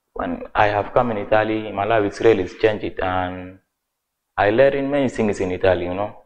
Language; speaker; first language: English; non-native, learner; Arabic